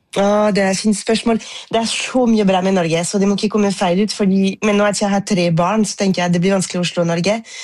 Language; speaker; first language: Norwegian; non-native, fluent; French